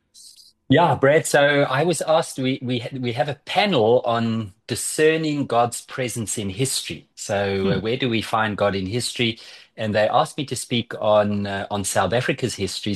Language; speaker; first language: English; native; English